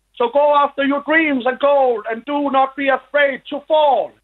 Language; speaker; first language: English; non-native, learner; Danish